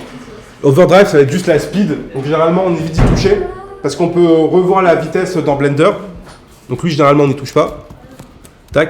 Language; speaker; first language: French; native; French